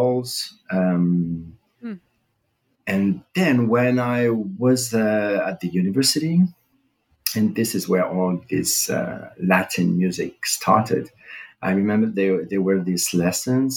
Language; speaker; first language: English; non-native, fluent; French